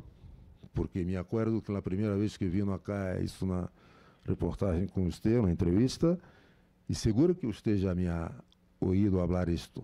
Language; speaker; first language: Spanish; non-native, fluent; Portuguese